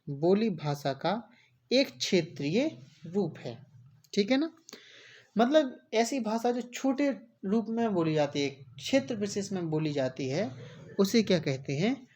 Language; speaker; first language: Hindi; native; Hindi